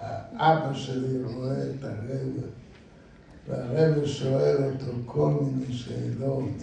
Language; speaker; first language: Hebrew; non-native, fluent; Yiddish